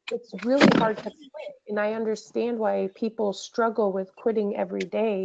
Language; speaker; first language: English; native; English